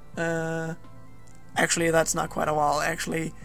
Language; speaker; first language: English; non-native, fluent; Danish